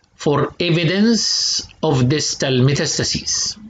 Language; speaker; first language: English; non-native, fluent; Arabic